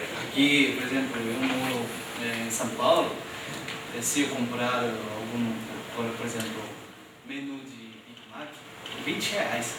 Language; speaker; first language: Portuguese; non-native, fluent; Japanese